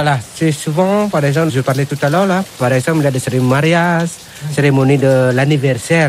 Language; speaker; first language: French; non-native, learner; Indonesian